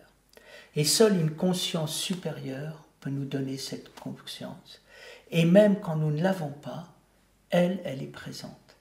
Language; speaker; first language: French; native; French